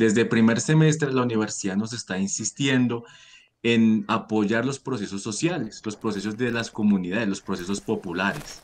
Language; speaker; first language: Spanish; native; Spanish